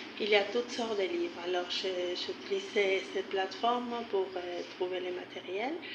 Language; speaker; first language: French; non-native, fluent; Spanish